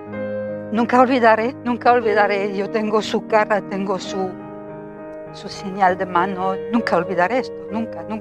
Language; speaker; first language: Spanish; non-native, fluent; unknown